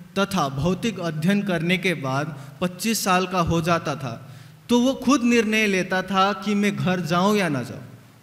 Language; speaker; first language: Hindi; native; Hindi